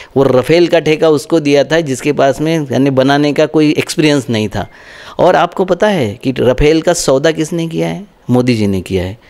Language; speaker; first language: Hindi; non-native, local second language; Marathi